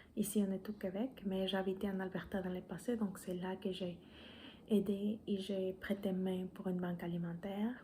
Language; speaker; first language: French; non-native, fluent; Spanish